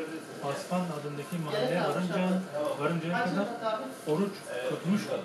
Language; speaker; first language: Turkish; native; Turkish